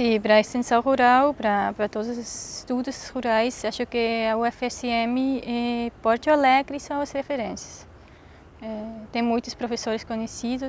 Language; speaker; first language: Portuguese; non-native, fluent; Swiss German